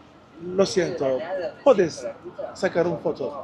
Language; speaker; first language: Spanish; non-native, learner; Turkish